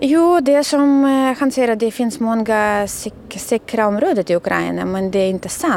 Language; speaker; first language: Swedish; non-native, learner; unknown